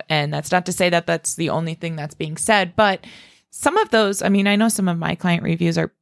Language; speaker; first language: English; native; English